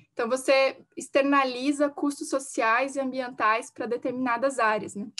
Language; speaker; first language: Portuguese; native; Portuguese